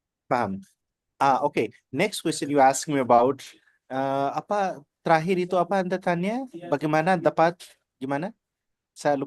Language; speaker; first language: Indonesian; non-native, learner; Nepali